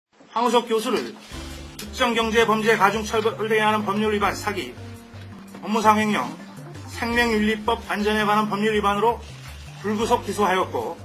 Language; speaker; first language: Korean; native; Korean